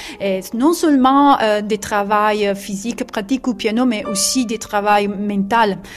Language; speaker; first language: French; non-native, learner; Italian